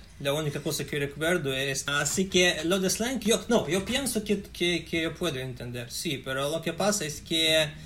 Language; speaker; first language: Spanish; non-native, learner; Russian